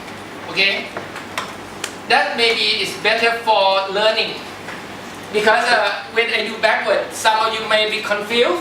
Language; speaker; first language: English; non-native, fluent; Thai